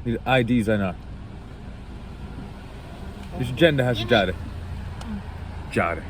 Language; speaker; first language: Chinese; non-native, learner; English